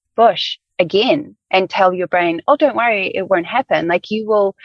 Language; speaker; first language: English; native; English